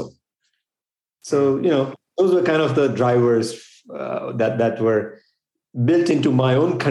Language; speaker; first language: English; non-native, local second language; Gujarati